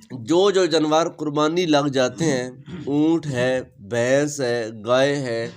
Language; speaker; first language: Urdu; native; Urdu